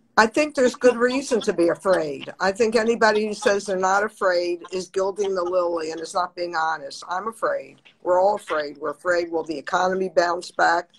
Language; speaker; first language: English; native; English